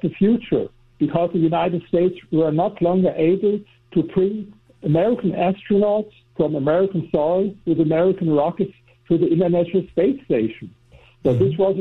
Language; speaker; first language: English; non-native, fluent; German